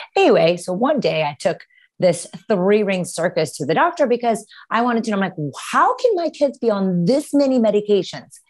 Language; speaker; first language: English; early bilingual, other home language; Romanian